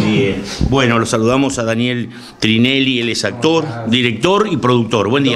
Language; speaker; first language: Spanish; native; Spanish